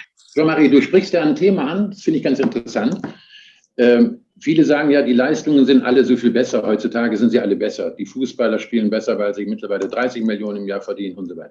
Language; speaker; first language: German; native; German